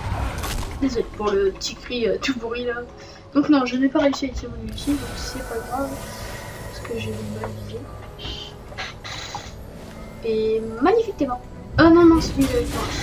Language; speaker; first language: French; native; French